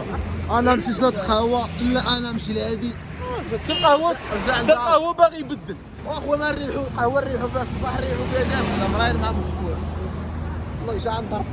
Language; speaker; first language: Arabic; native; Arabic